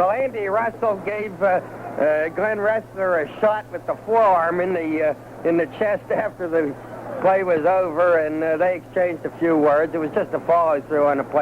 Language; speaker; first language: English; native; English